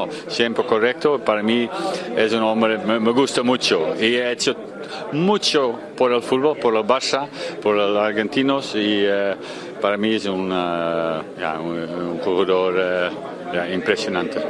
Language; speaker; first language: Spanish; non-native, learner; Dutch